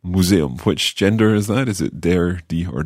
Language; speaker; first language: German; non-native, learner; English